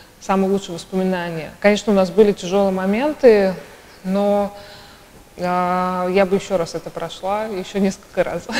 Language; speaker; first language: Russian; native; Russian